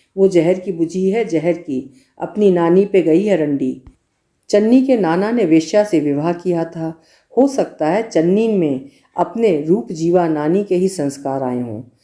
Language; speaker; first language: Hindi; native; Hindi